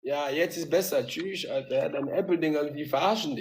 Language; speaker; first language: German; native; German